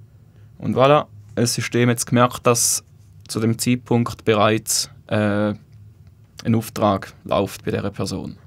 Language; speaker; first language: German; native; German